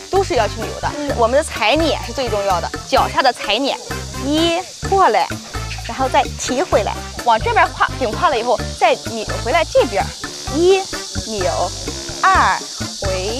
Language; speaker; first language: Chinese; native; Chinese